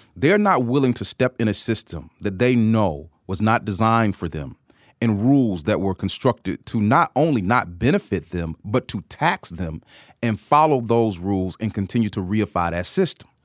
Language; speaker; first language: English; native; English